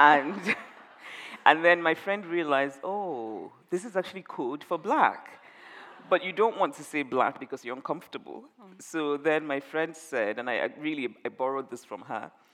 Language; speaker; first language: English; non-native, local second language; Igbo